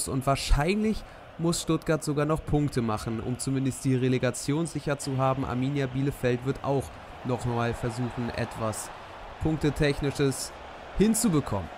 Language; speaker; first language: German; native; German